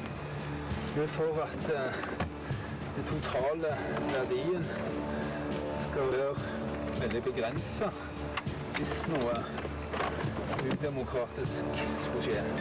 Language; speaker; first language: Norwegian; native; Norwegian